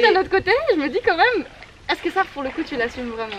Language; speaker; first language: French; native; French